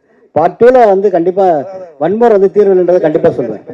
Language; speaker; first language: Tamil; native; Tamil